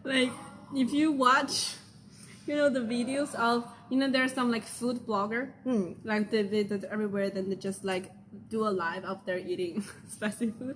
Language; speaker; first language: English; non-native, fluent; Chinese